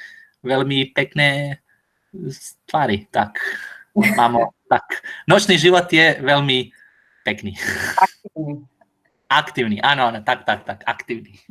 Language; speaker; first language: Slovak; non-native, learner; Croatian